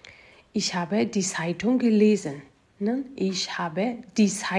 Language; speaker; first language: German; non-native, fluent; Burmese